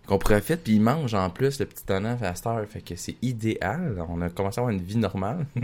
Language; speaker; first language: French; native; French